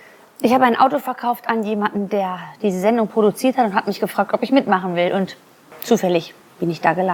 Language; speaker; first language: German; early bilingual, other home language; Greek